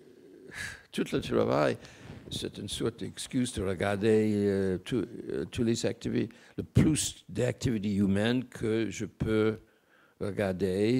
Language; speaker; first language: French; non-native, fluent; English